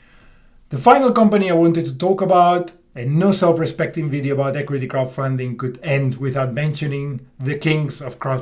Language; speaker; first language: English; non-native, fluent; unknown